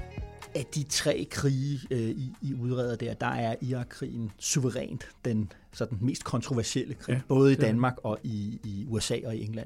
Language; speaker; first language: Danish; native; Danish